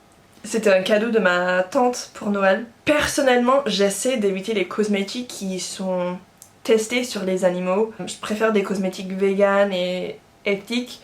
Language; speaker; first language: French; non-native, fluent; English